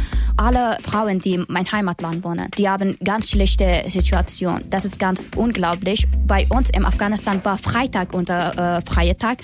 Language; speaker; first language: German; non-native, learner; Persian